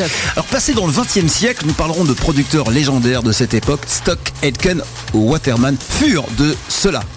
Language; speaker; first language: French; native; French